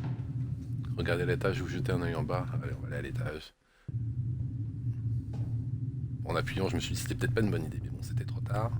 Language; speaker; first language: French; native; French